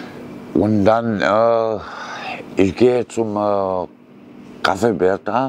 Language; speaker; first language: German; non-native, learner; Romanian